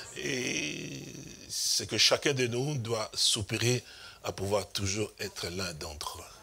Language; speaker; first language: French; non-native, local second language; Lingala